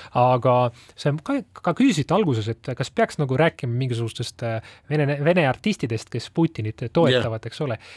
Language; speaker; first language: Estonian; non-native, local second language; Russian